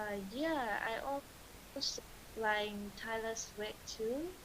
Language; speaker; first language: English; non-native, learner; Vietnamese